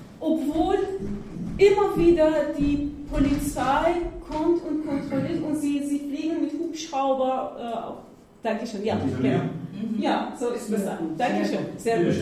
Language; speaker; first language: German; non-native, learner; Persian